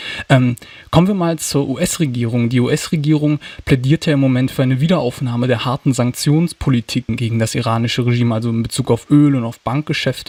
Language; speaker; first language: German; native; German